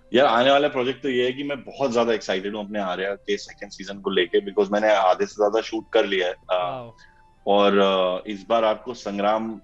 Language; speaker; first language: Hindi; native; Hindi